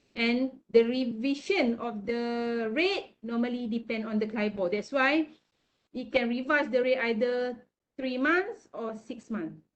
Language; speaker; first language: English; non-native, local second language; Malay